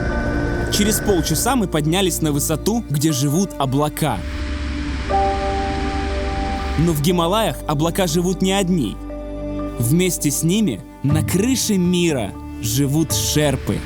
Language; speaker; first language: Russian; native; Russian